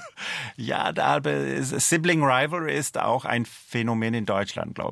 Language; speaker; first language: German; non-native, fluent; English